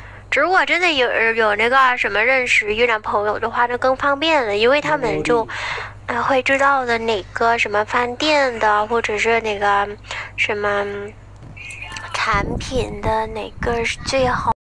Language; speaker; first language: Chinese; non-native, fluent; Vietnamese